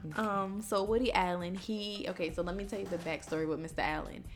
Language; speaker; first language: English; native; English